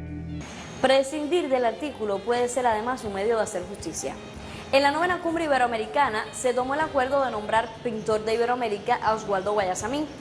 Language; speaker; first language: Spanish; native; Spanish